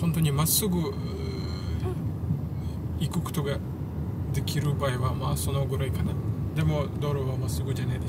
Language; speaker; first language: Japanese; non-native, fluent; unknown